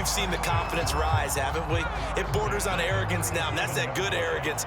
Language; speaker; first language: English; native; English